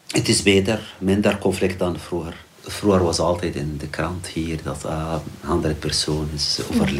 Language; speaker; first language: Dutch; non-native, learner; Arabic